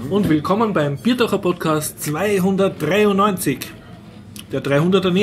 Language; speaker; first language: German; native; German